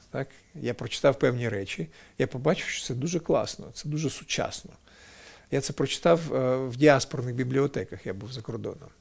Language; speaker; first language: Ukrainian; non-native, local second language; Russian